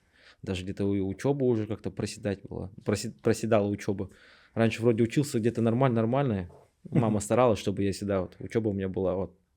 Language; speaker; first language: Russian; native; Russian